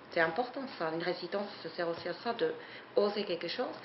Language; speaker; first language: French; non-native, fluent; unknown